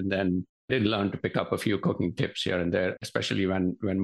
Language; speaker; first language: English; non-native, local second language; Gujarati